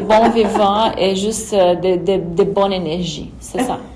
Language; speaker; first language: French; non-native, fluent; Portuguese